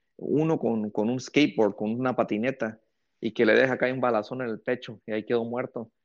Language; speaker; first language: Spanish; early bilingual, heritage; Spanish